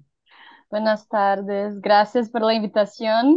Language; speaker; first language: Spanish; non-native, learner; Portuguese